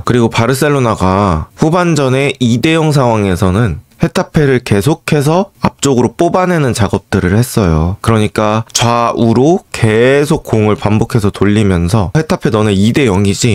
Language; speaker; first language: Korean; native; Korean